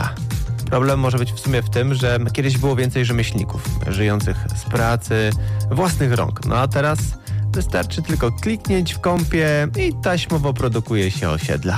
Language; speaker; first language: Polish; native; Polish